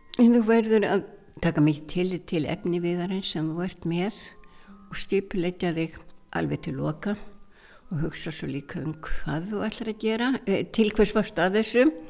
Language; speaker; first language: Icelandic; native; Icelandic